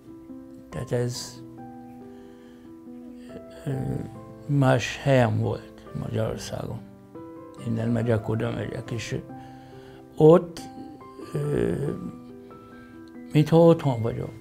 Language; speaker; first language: Hungarian; non-native, fluent; Arabic